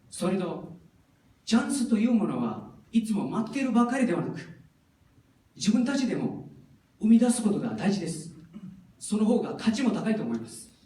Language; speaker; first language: Japanese; non-native, fluent; Nepali